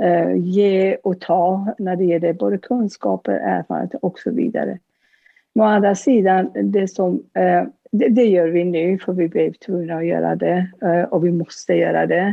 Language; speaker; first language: Swedish; non-native, fluent; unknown